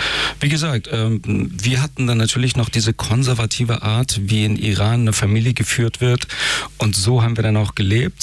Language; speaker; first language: German; early bilingual, other home language; Persian